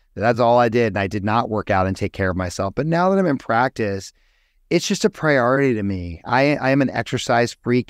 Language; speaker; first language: English; native; English